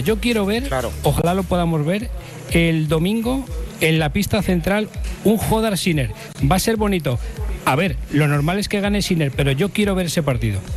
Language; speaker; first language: Spanish; native; Spanish